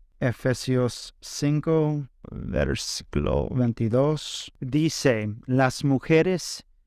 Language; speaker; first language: Spanish; non-native, fluent; English